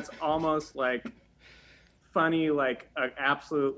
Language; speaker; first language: English; native; English